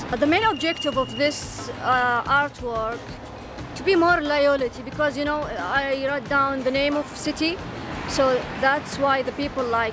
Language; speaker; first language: English; non-native, learner; Arabic